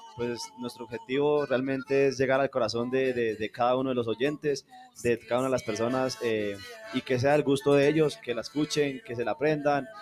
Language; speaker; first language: Spanish; native; Spanish